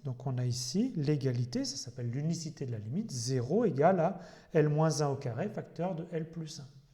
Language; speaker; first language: French; native; French